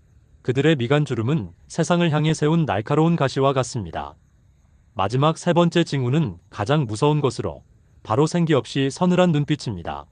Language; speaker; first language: Korean; native; Korean